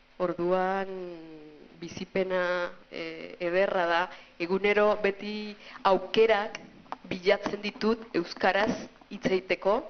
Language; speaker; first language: Basque; non-native, fluent; Spanish